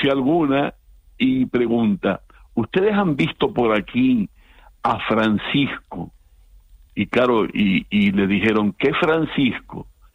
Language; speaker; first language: Spanish; native; Spanish